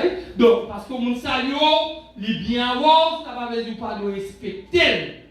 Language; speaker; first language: French; non-native, local second language; Haitian Creole